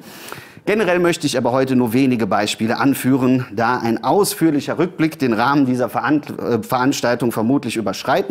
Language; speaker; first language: German; native; German